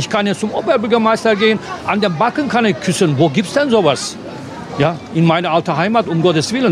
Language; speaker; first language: German; non-native, fluent; Turkish